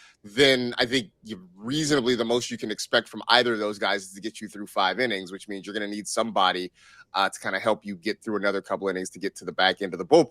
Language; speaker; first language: English; native; English